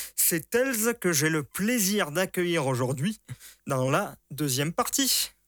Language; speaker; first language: French; native; French